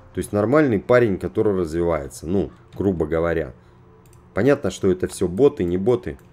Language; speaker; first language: Russian; native; Russian